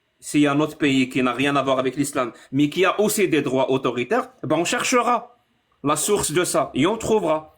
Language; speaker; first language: French; non-native, local second language; Arabic